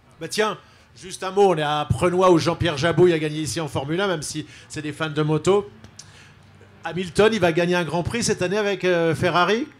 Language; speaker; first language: French; native; French